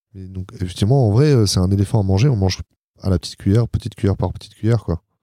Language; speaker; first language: French; native; French